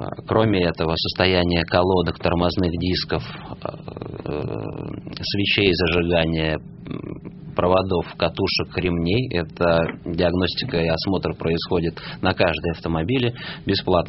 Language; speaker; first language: Russian; native; Russian